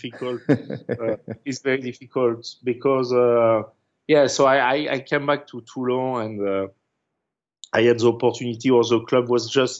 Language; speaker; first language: English; non-native, fluent; French